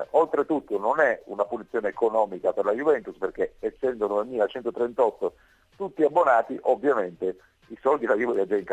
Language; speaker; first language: Italian; native; Italian